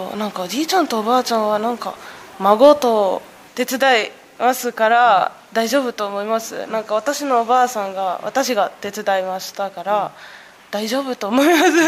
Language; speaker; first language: Japanese; non-native, learner; Arabic